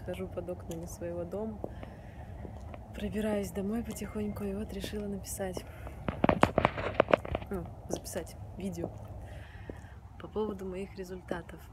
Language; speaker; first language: Russian; native; Russian